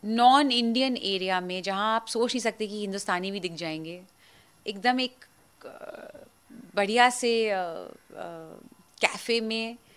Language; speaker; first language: Hindi; native; Hindi